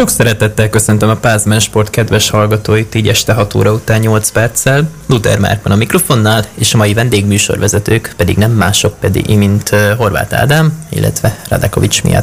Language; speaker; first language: Hungarian; native; Hungarian